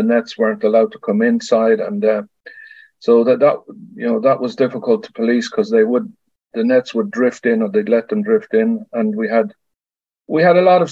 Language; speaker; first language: English; native; English